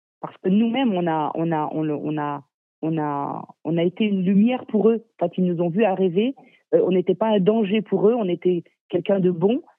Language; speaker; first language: French; native; French